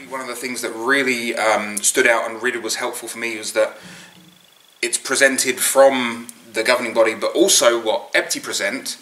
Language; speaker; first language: English; native; English